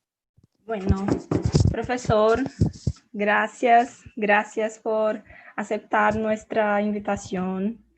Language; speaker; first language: Spanish; non-native, fluent; Portuguese